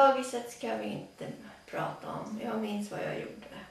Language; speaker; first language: Swedish; early bilingual, other home language; Latvian